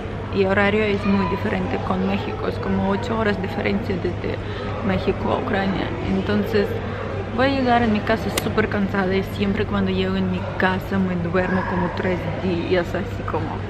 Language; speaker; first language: Spanish; non-native, fluent; Ukrainian